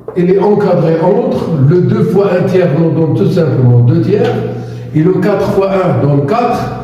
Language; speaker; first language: French; non-native, local second language; Arabic